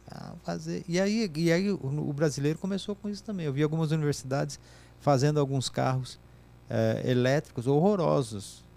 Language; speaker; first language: Portuguese; native; Portuguese